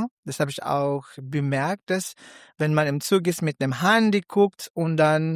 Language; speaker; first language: German; non-native, learner; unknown